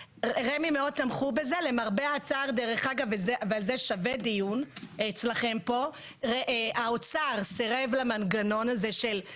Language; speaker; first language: Hebrew; native; Hebrew